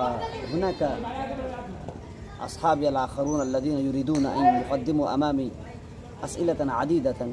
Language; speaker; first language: Arabic; non-native, fluent; Urdu